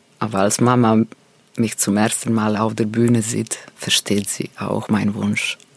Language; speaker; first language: German; non-native, fluent; Serbian